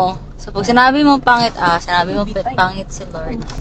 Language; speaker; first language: Filipino; non-native, local second language; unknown